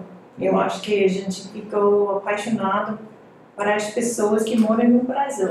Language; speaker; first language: Portuguese; non-native, fluent; English